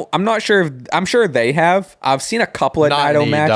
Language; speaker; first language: English; native; English